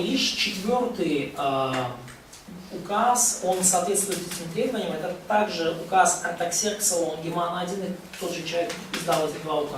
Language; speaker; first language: Russian; native; Russian